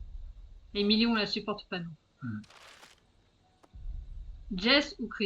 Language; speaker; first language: French; native; French